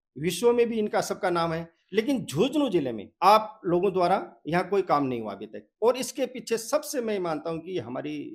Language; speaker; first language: Hindi; native; Hindi